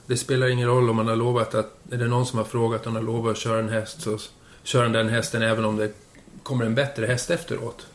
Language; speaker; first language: Swedish; native; Swedish